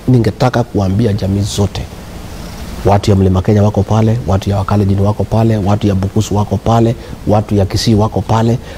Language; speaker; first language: Swahili; non-native, local second language; Kikuyu